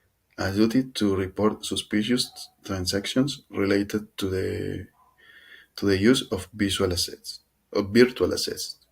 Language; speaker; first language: English; non-native, learner; Spanish